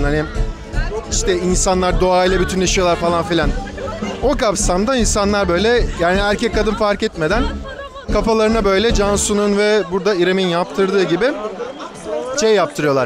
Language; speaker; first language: Turkish; native; Turkish